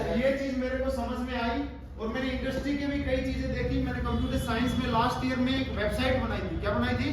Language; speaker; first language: Hindi; native; Hindi